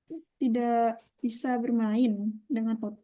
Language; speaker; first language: Indonesian; non-native, learner; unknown